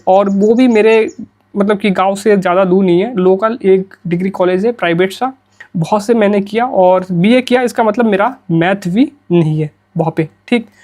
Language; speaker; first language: Hindi; native; Hindi